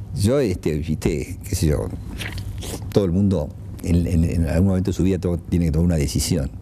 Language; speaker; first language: Spanish; native; Spanish